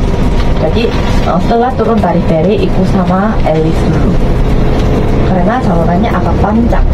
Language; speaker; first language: Indonesian; non-native, fluent; Korean